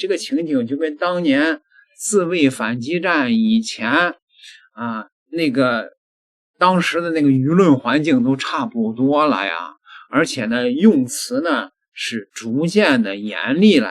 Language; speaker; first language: Chinese; native; Chinese